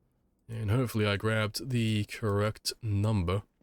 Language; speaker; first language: English; native; English